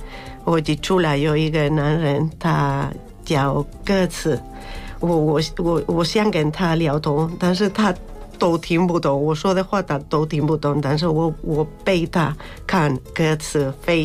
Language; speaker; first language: Chinese; non-native, learner; Spanish